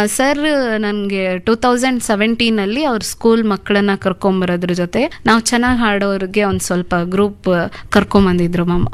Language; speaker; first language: Kannada; non-native, local second language; Urdu